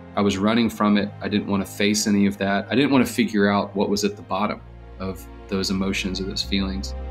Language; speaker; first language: English; native; English